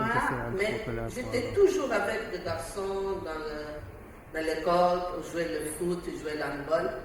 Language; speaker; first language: French; non-native, learner; Portuguese